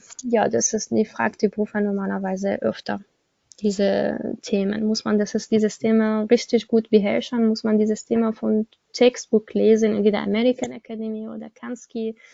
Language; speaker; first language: German; non-native, learner; Arabic